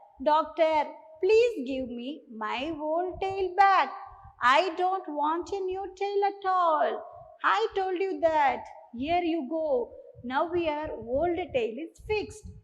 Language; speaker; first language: English; non-native, local second language; Tamil